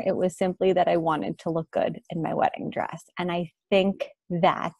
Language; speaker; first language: English; native; English